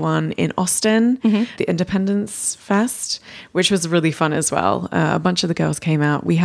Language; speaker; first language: English; native; English